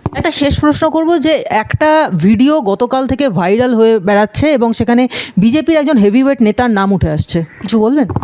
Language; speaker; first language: Bangla; native; Bangla